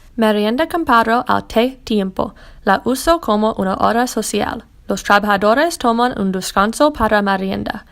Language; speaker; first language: Spanish; non-native, learner; English